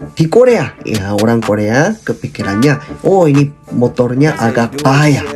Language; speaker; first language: Indonesian; non-native, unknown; Korean